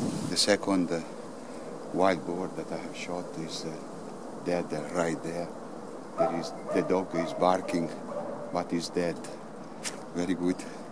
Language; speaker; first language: English; non-native, fluent; Italian